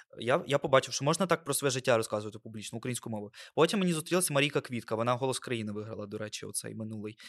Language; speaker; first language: Ukrainian; non-native, local second language; Russian